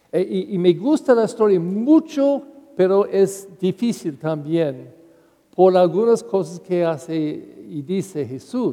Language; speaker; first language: Spanish; non-native, learner; English